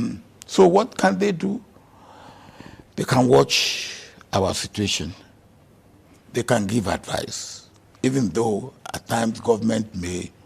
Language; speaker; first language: English; non-native, local second language; Yoruba